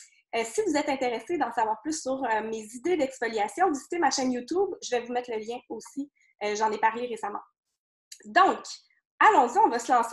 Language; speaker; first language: French; native; French